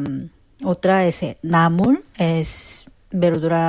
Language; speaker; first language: Spanish; non-native, fluent; Korean